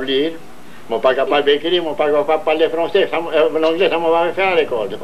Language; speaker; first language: French; native; French